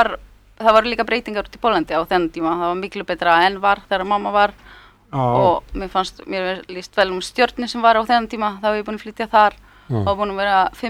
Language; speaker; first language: Icelandic; early bilingual, heritage; Polish